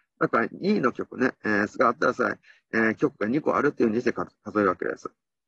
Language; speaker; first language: Japanese; native; Japanese